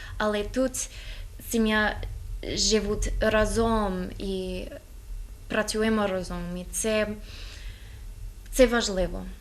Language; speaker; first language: Ukrainian; non-native, learner; English